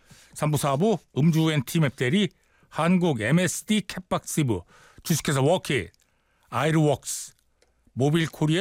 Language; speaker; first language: Korean; native; Korean